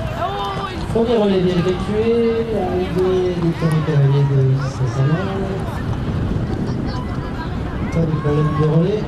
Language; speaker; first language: French; native; French